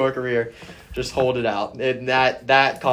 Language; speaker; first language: English; native; English